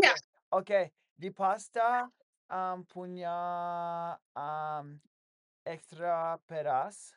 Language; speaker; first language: Indonesian; non-native, learner; English